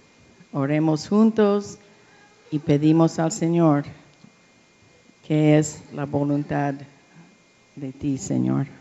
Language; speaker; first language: Spanish; non-native, learner; English